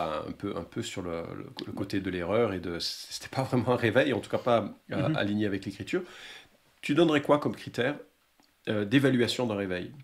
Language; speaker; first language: French; native; French